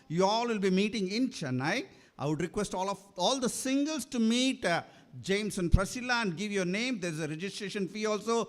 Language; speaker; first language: English; non-native, local second language; Kannada